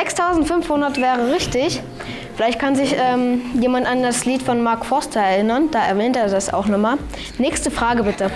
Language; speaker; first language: German; native; German